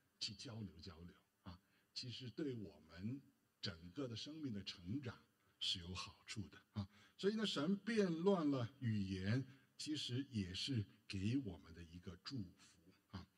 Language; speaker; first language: Chinese; native; Chinese